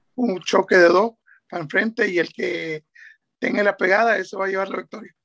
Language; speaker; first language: Spanish; native; Spanish